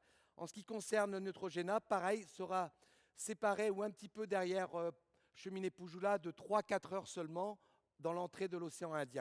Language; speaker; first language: French; native; French